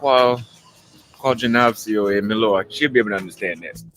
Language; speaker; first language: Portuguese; non-native, learner; English